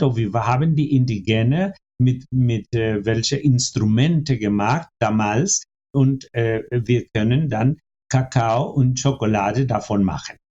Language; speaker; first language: German; non-native, fluent; Spanish